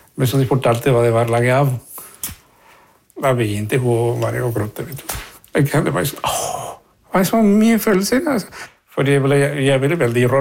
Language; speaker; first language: Norwegian; non-native, fluent; Spanish